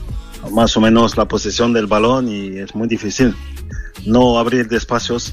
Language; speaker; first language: Spanish; non-native, fluent; French